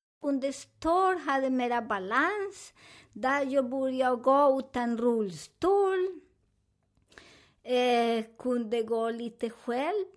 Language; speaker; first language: Swedish; non-native, learner; Spanish